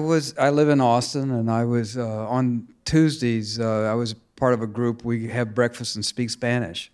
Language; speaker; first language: English; native; English